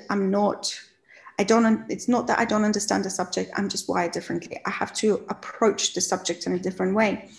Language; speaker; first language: English; non-native, fluent; Russian